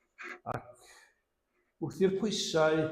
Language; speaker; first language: Welsh; native; Welsh